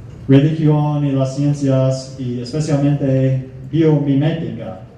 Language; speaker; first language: Spanish; non-native, fluent; English